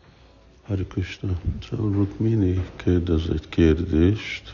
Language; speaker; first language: Hungarian; early bilingual, heritage; Hungarian